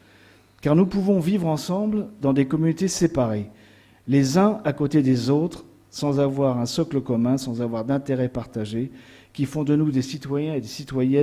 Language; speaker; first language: French; native; French